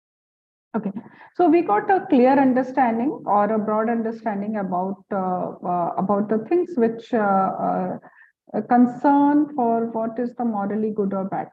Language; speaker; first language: English; non-native, local second language; Hindi